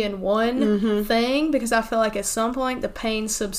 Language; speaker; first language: English; native; English